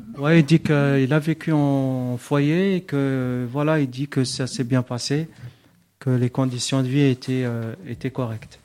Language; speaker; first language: French; early bilingual, other home language; Arabic